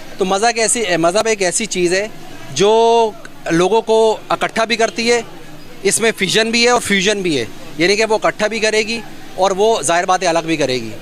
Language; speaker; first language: Urdu; non-native, local second language; Punjabi